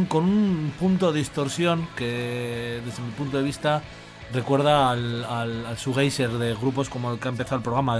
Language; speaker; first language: Spanish; native; Spanish